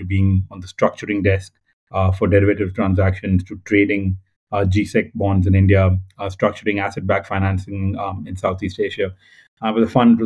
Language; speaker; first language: English; non-native, local second language; Telugu